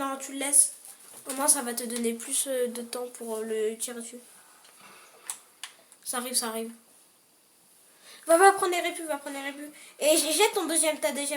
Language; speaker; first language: French; native; French